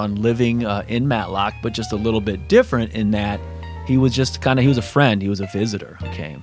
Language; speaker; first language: English; native; English